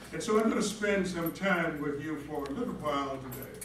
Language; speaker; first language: English; native; English